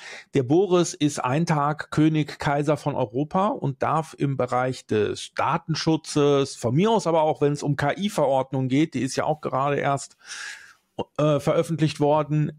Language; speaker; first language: German; native; German